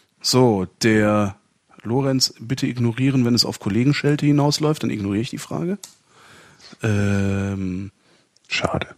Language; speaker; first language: German; native; German